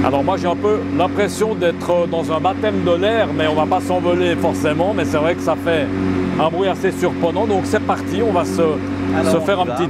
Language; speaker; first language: French; native; French